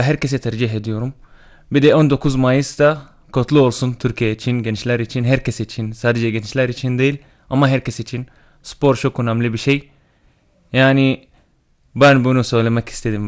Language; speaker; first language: Turkish; non-native, learner; Arabic